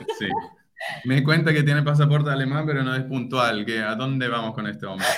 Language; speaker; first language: Spanish; non-native, fluent; German